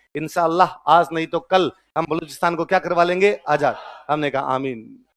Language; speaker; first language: Hindi; native; Hindi